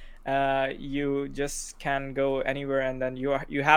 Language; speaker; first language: English; non-native, local second language; Urdu